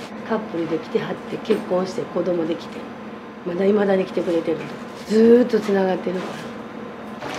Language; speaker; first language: Japanese; native; Japanese